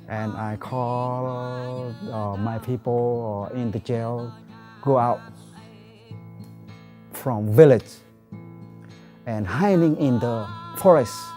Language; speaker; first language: English; non-native, learner; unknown